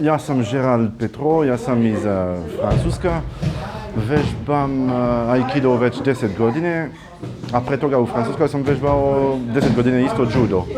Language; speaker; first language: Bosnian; non-native, learner; French